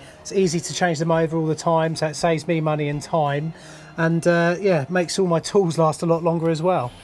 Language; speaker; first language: English; native; English